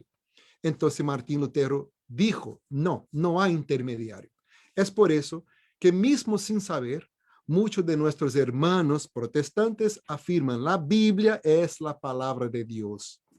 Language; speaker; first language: Spanish; non-native, fluent; Portuguese